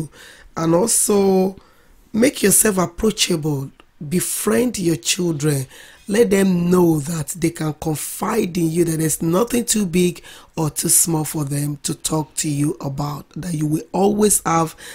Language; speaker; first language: English; non-native, local second language; Yoruba